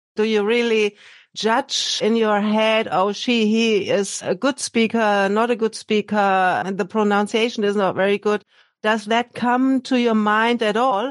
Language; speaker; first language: English; non-native, fluent; German